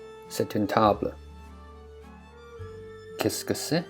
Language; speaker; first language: French; non-native, fluent; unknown